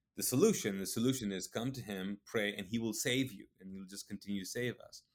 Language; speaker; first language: English; early bilingual, other home language; Urdu